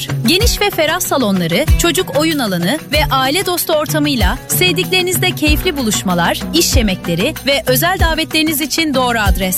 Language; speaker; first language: Turkish; native; Turkish